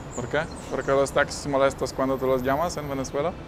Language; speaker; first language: Spanish; non-native, learner; Polish